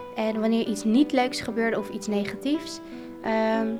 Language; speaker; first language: Dutch; early bilingual, other home language; Kurdish